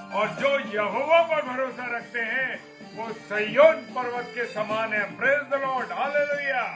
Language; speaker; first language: Hindi; native; Hindi